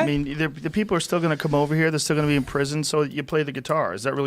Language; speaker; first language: English; native; English